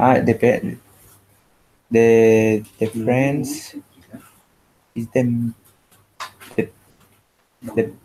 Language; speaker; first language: English; non-native, learner; Spanish